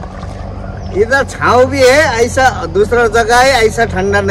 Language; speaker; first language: Hindi; non-native, learner; Nepali